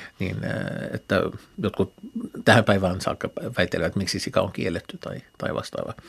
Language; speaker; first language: Finnish; non-native, fluent; Arabic